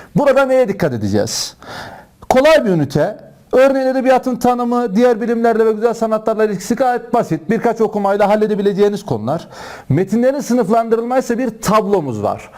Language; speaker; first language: Turkish; native; Turkish